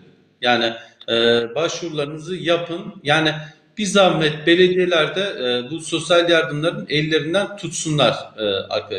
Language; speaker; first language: Turkish; native; Turkish